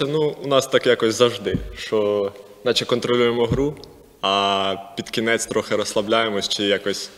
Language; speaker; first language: Ukrainian; native; Ukrainian